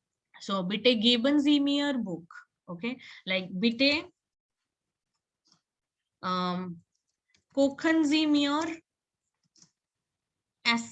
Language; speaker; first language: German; non-native, learner; Hindi